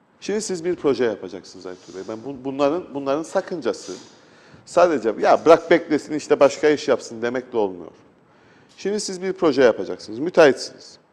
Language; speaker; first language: Turkish; native; Turkish